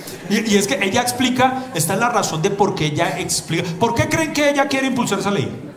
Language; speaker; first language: Spanish; native; Spanish